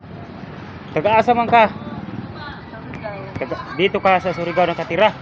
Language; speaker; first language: Filipino; non-native, local second language; Cebuano